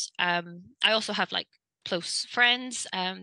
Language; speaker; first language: English; native; English